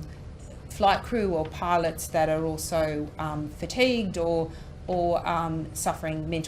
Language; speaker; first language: English; native; English